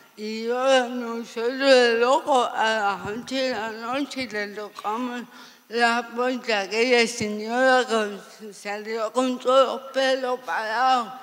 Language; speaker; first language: Spanish; native; Spanish